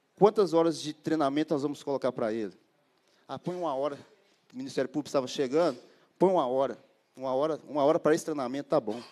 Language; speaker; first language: Portuguese; native; Portuguese